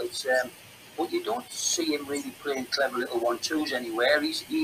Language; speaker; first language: English; native; English